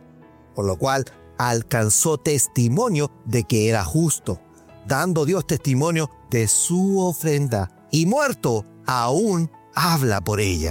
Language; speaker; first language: Spanish; native; Spanish